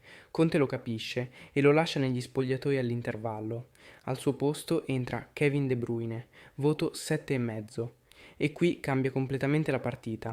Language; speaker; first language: Italian; native; Italian